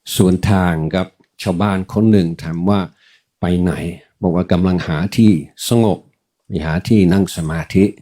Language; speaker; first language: Thai; non-native, fluent; English